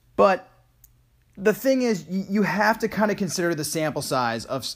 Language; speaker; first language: English; native; English